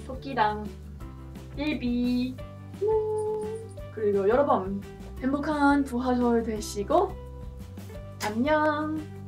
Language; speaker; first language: Korean; non-native, learner; English